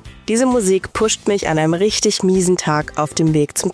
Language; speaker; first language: German; native; German